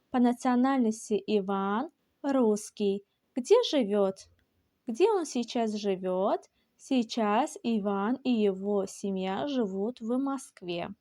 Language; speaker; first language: Russian; non-native, local second language; Azerbaijani